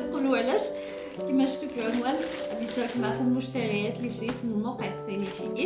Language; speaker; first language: Arabic; native; Arabic